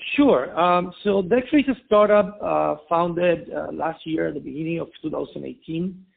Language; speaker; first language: English; non-native, fluent; Spanish